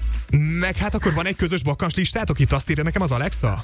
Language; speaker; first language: Hungarian; native; Hungarian